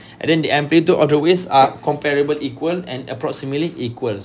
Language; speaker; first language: English; non-native, local second language; Malay